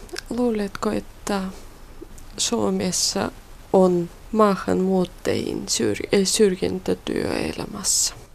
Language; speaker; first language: Finnish; non-native, learner; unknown